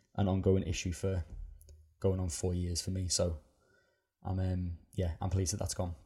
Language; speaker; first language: English; native; English